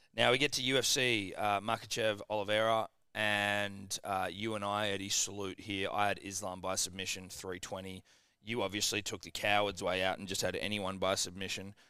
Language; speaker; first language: English; native; English